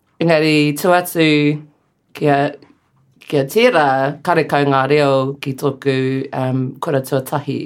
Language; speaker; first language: Māori; non-native, local second language; English